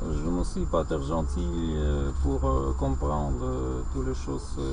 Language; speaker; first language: French; non-native, learner; Russian